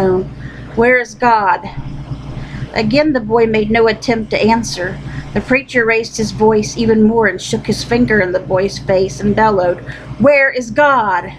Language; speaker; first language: English; native; English